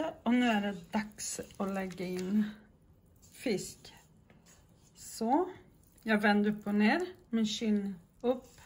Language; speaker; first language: Swedish; non-native, fluent; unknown